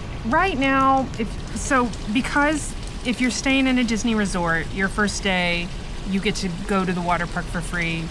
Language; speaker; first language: English; native; English